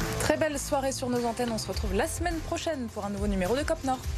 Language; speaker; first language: French; native; French